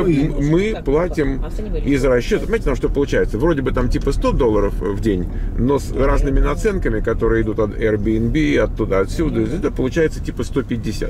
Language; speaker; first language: Russian; native; Russian